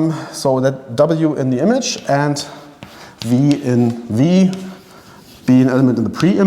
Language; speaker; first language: English; non-native, fluent; German